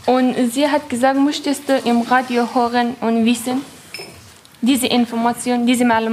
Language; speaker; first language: German; non-native, learner; Persian